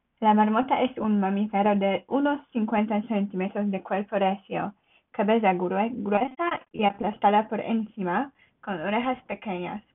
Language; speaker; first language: Spanish; non-native, learner; Polish